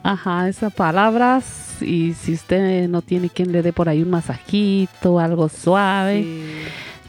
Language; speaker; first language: Spanish; native; Spanish